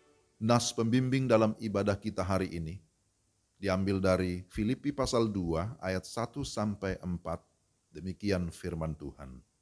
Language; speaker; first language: Indonesian; native; Indonesian